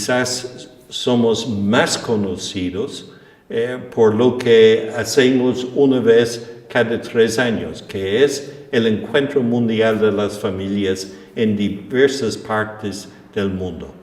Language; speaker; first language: Spanish; non-native, fluent; English